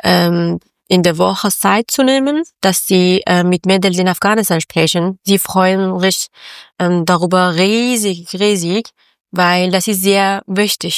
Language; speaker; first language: German; non-native, learner; Persian